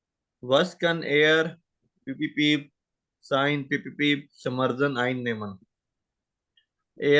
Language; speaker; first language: German; non-native, fluent; Urdu